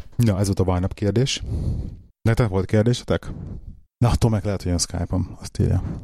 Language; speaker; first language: Hungarian; native; Hungarian